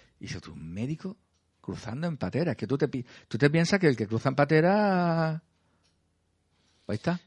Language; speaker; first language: Spanish; native; Spanish